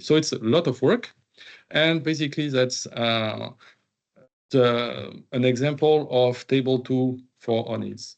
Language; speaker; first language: English; non-native, fluent; French